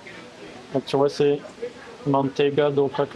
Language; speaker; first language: French; native; French